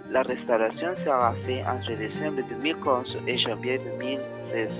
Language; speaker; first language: French; non-native, learner; Spanish